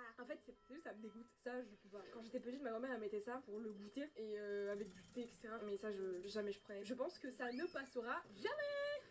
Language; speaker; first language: French; native; French